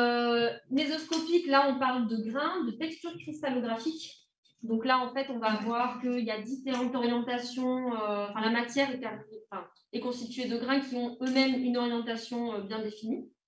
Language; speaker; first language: French; native; French